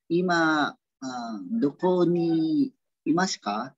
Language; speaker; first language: Japanese; non-native, learner; Filipino